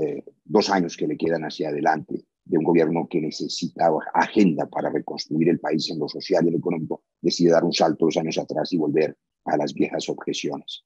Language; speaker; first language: Spanish; native; Spanish